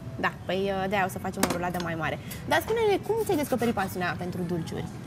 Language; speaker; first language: Romanian; native; Romanian